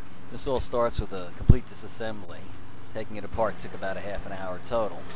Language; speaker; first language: English; native; English